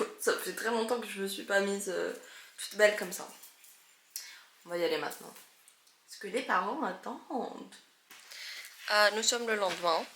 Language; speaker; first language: French; native; French